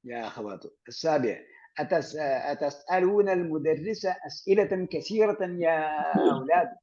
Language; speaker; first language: Arabic; non-native, fluent; Malayalam